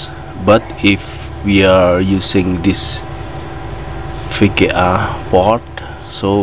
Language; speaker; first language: English; non-native, learner; Indonesian